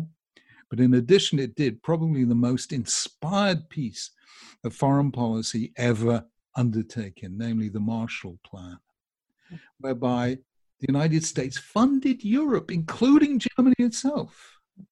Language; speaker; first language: English; native; English